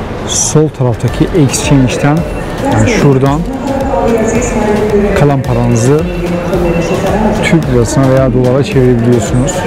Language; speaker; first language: Turkish; native; Turkish